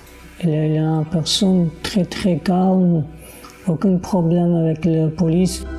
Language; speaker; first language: French; non-native, learner; Uyghur